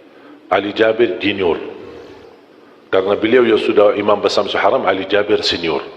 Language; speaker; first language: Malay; non-native, fluent; Arabic